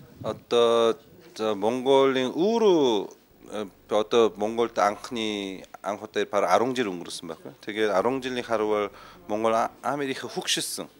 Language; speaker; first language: Mongolian; non-native, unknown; Korean